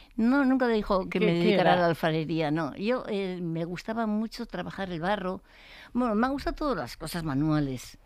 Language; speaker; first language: Spanish; native; Spanish